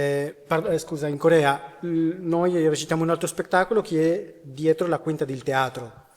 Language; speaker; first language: Italian; non-native, learner; Spanish